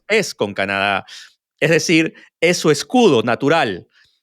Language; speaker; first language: Spanish; native; Spanish